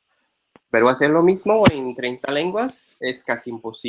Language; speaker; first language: Spanish; non-native, fluent; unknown